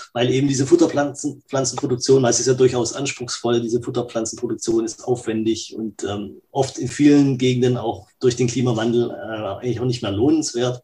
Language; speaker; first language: German; native; German